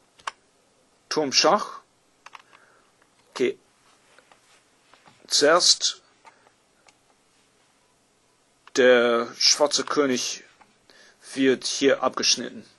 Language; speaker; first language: German; non-native, fluent; English